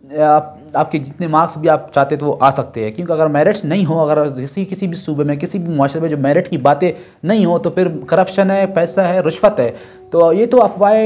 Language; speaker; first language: Urdu; non-native, local second language; Brahui